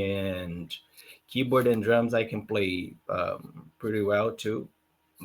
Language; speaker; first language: English; non-native, learner; Portuguese